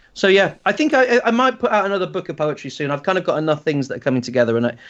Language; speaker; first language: English; native; English